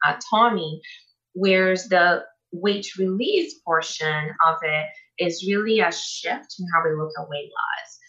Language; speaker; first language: English; non-native, fluent; Portuguese